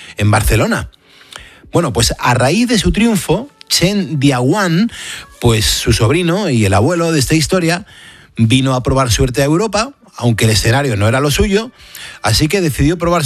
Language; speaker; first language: Spanish; native; Spanish